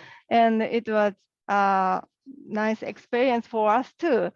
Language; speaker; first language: English; non-native, learner; Japanese